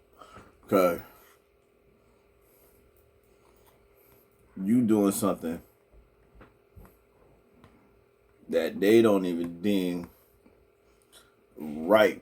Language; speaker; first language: English; native; English